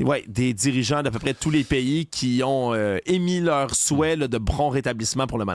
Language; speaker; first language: French; native; French